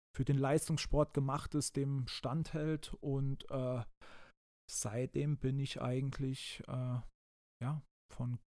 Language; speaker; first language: German; native; German